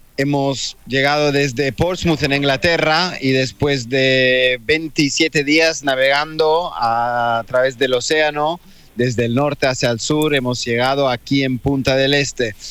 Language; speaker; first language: Spanish; non-native, fluent; Italian